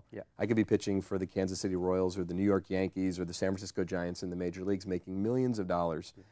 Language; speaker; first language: English; native; English